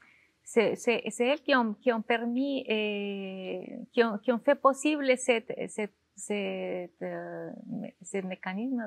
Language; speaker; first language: French; non-native, fluent; Spanish